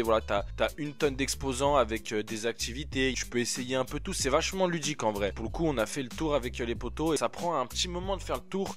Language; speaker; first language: French; native; French